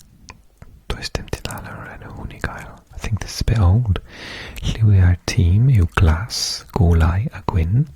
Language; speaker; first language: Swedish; non-native, fluent; English